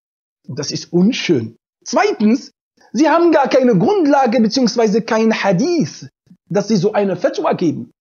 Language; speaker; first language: German; non-native, fluent; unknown